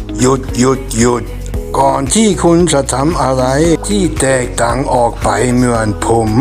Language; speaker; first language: Thai; non-native, fluent; German